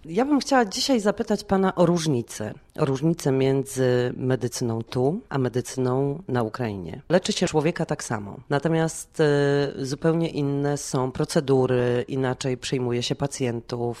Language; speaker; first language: Polish; native; Polish